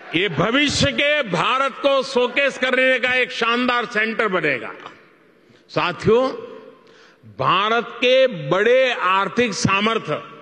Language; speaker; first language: Hindi; non-native, local second language; Gujarati